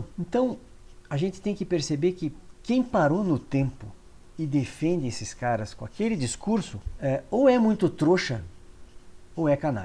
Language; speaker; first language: Portuguese; native; Portuguese